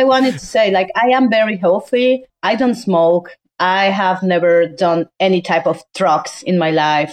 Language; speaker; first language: English; non-native, fluent; Spanish